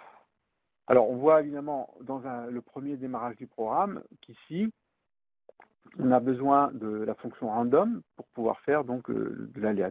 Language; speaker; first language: French; native; French